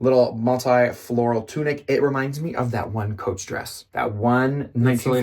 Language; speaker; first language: English; native; English